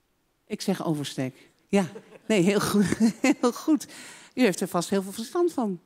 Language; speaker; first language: Dutch; native; Dutch